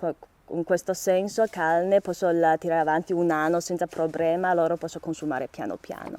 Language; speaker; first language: Italian; non-native, learner; Chinese